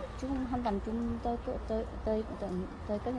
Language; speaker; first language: Korean; non-native, learner; Vietnamese